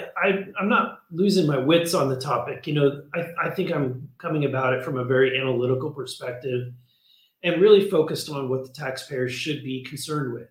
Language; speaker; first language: English; native; English